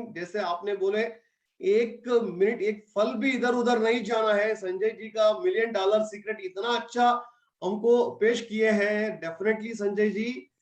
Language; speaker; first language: Hindi; non-native, local second language; Kannada